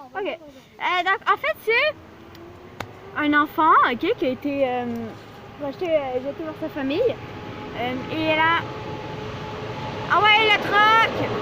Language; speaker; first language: French; native; French